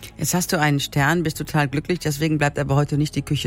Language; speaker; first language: German; native; German